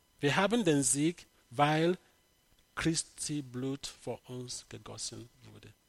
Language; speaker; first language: German; non-native, fluent; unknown